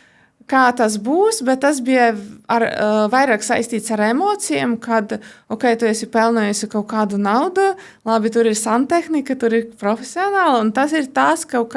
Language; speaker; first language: Latvian; non-native, local second language; Russian